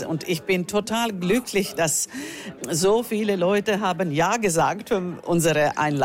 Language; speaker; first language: German; non-native, fluent; Finnish